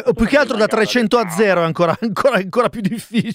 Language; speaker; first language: Italian; native; Italian